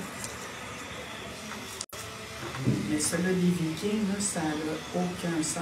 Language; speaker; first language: French; native; French